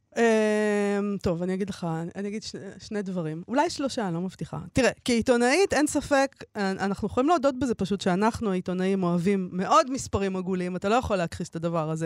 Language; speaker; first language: Hebrew; native; Hebrew